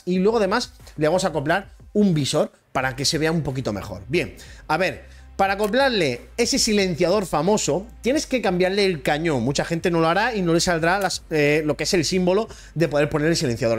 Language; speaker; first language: Spanish; native; Spanish